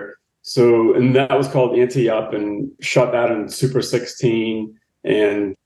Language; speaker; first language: English; native; English